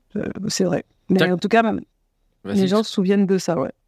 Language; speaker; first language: French; native; French